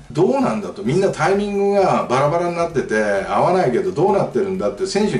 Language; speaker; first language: Japanese; native; Japanese